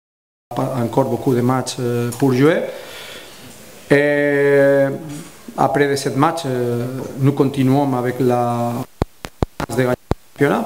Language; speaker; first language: French; non-native, learner; Spanish